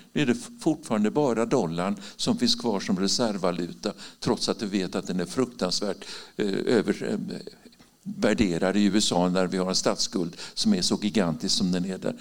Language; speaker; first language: Swedish; native; Swedish